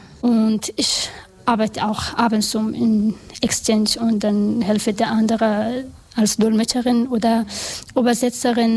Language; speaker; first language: German; non-native, learner; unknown